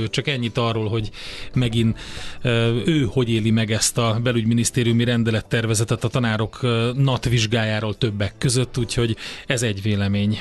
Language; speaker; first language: Hungarian; native; Hungarian